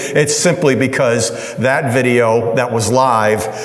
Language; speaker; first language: English; native; English